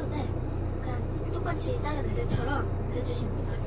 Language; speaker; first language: Korean; early bilingual, other home language; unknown